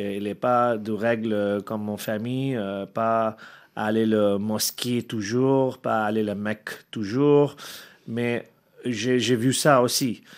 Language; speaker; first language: French; non-native, learner; Arabic